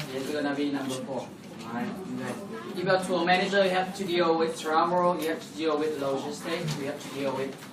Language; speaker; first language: English; non-native, fluent; Vietnamese